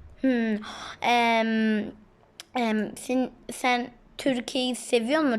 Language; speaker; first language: Turkish; non-native, learner; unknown